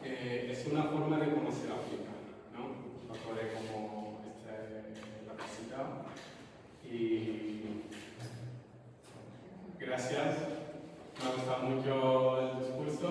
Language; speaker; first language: Spanish; non-native, fluent; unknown